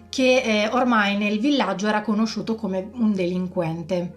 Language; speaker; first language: Italian; native; Italian